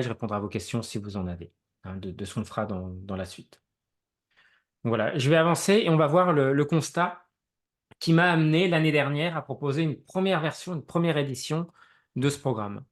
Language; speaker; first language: French; native; French